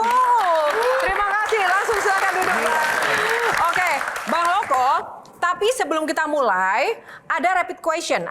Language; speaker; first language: Indonesian; native; Indonesian